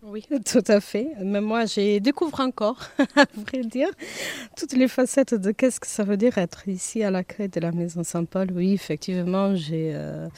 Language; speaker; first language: French; non-native, fluent; Portuguese